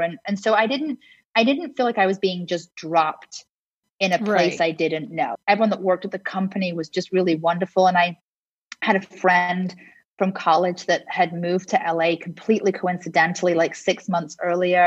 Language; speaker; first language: English; native; English